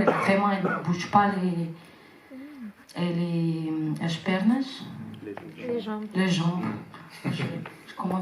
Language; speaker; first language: French; non-native, fluent; Portuguese